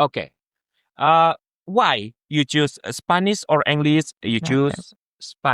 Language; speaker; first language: English; non-native, fluent; Indonesian